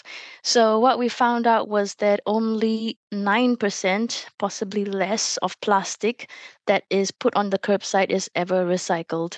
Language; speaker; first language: English; non-native, local second language; Malay